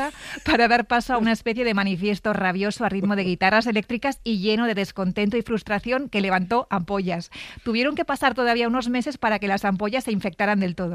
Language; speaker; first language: Spanish; native; Spanish